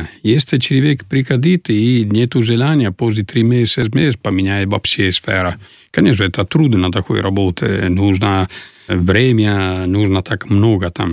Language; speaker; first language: Russian; non-native, learner; Italian